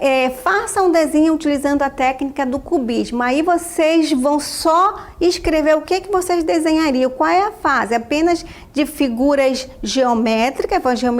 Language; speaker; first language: Portuguese; native; Portuguese